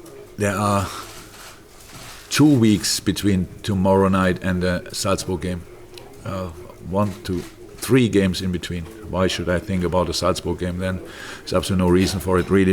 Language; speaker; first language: English; non-native, fluent; German